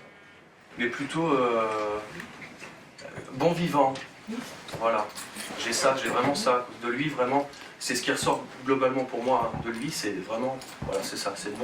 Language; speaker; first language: French; native; French